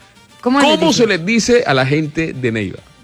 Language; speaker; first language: Spanish; native; Spanish